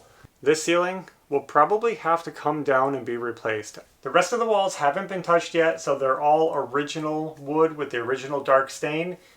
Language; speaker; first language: English; native; English